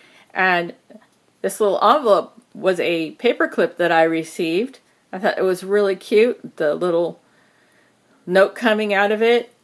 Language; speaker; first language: English; native; English